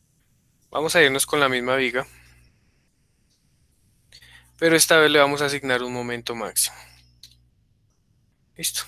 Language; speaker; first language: Spanish; native; Spanish